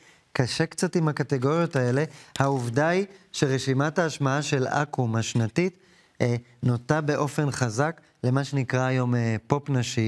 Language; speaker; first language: Hebrew; native; Hebrew